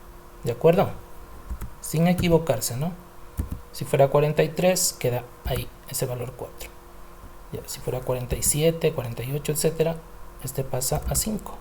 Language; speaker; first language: Spanish; native; Spanish